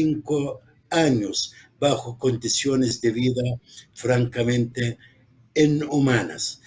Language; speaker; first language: Spanish; non-native, fluent; Arabic